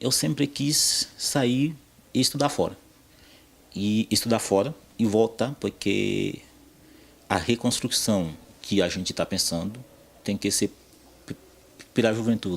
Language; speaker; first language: Portuguese; non-native, fluent; Haitian Creole